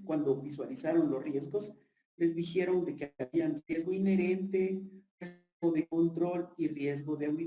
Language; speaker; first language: Spanish; native; Spanish